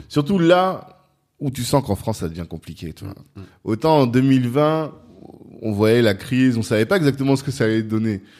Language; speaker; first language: French; non-native, local second language; Sango